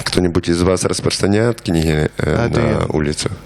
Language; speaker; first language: Russian; native; Russian